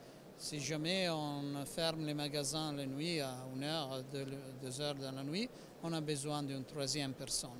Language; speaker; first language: French; non-native, fluent; Italian